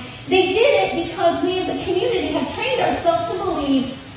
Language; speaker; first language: English; native; English